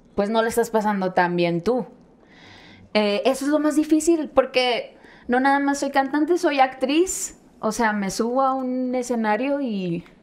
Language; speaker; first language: Spanish; native; Spanish